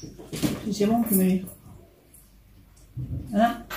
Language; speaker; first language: French; non-native, learner; Indonesian